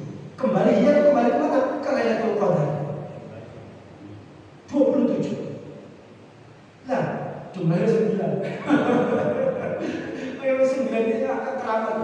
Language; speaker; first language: Indonesian; non-native, local second language; Javanese